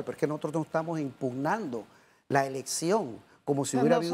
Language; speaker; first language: Spanish; native; Spanish